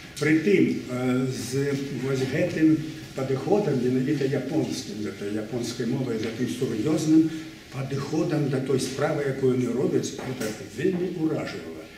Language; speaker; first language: Belarusian; native; Belarusian